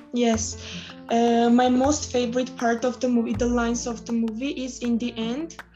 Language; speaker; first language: English; non-native, fluent; Armenian